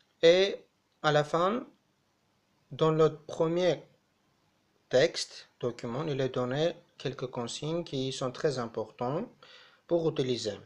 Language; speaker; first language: French; non-native, fluent; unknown